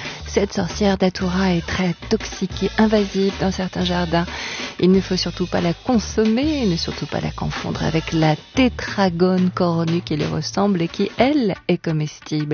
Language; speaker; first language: French; native; French